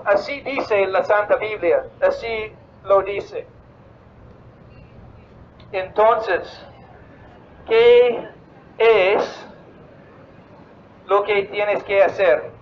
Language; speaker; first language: Spanish; non-native, fluent; English